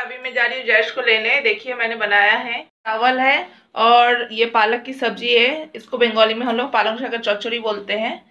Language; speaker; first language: Hindi; non-native, local second language; Bangla